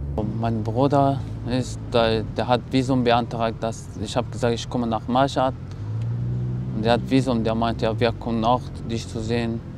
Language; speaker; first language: German; non-native, learner; Persian